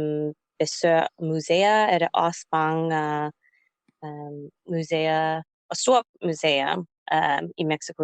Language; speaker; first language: Danish; non-native, learner; English